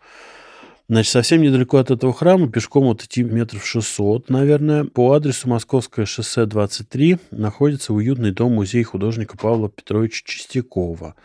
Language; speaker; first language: Russian; native; Russian